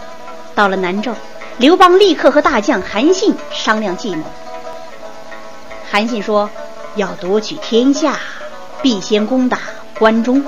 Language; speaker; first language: Chinese; native; Chinese